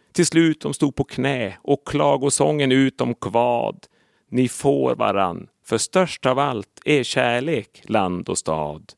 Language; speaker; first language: Swedish; native; Swedish